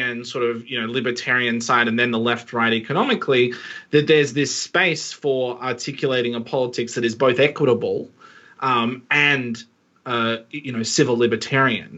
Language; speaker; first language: English; native; English